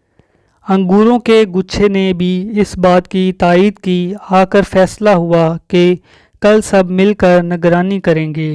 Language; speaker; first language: Urdu; native; Urdu